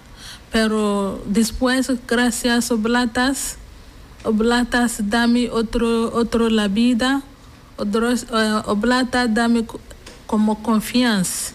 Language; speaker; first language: Spanish; non-native, learner; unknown